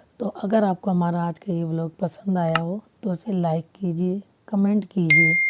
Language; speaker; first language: Hindi; non-native, local second language; Punjabi